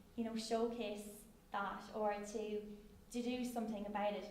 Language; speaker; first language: English; native; English